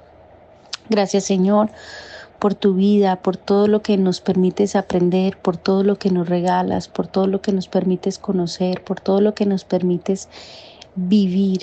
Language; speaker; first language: Spanish; native; Spanish